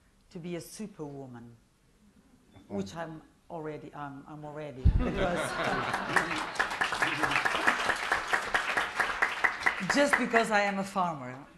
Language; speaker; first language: English; non-native, fluent; Portuguese